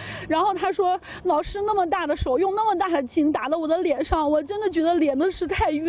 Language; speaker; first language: Chinese; native; Chinese